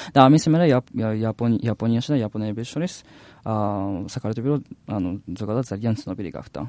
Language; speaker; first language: Georgian; non-native, learner; Japanese